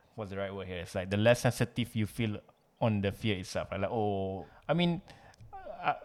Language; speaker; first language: English; non-native, local second language; Malay